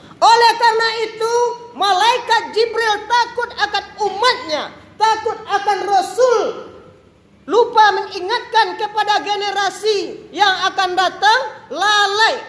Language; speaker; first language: Malay; non-native, local second language; Minangkabau